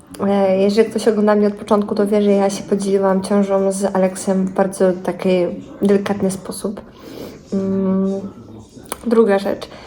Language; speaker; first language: Polish; native; Polish